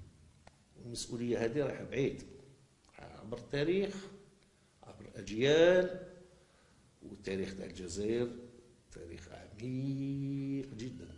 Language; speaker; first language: Arabic; native; Arabic